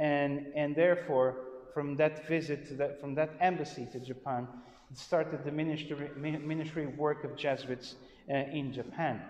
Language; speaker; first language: English; non-native, fluent; Portuguese